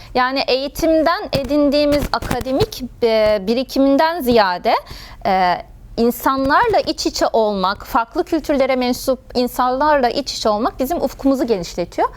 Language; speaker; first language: Turkish; non-native, fluent; Arabic